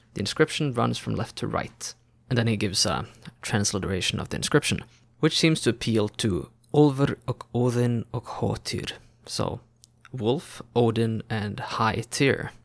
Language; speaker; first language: English; non-native, fluent; Norwegian